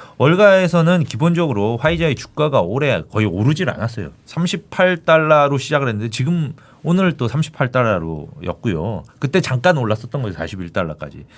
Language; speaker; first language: Korean; native; Korean